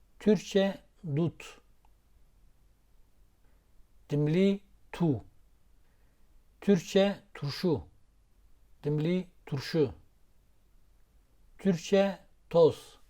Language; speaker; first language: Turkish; non-native, local second language; Zaza